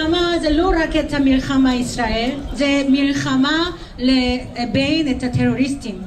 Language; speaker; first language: Hebrew; non-native, learner; Korean